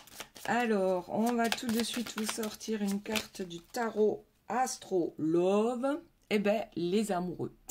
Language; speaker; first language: French; native; French